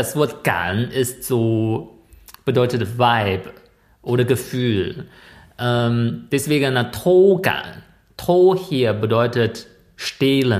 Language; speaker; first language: German; non-native, fluent; Chinese